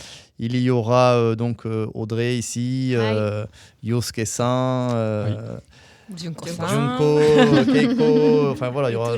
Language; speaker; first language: French; native; French